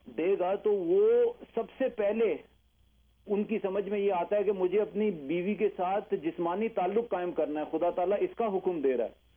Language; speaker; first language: Urdu; native; Urdu